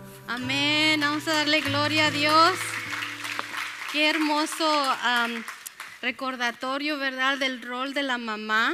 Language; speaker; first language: Spanish; early bilingual, other home language; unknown